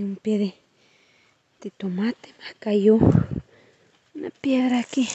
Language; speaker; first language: Spanish; non-native, learner; Portuguese